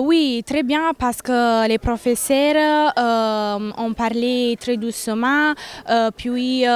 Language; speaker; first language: French; non-native, learner; Italian